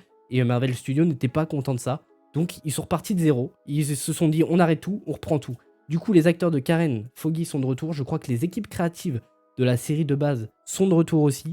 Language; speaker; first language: French; native; French